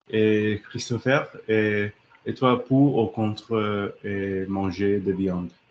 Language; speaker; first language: French; non-native, learner; English